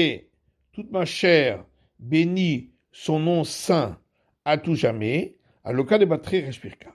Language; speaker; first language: French; native; French